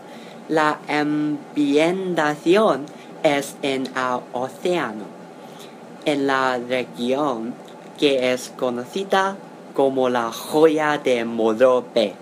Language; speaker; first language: Spanish; non-native, learner; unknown